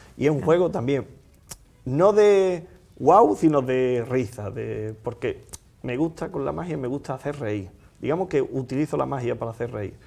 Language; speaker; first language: Spanish; native; Spanish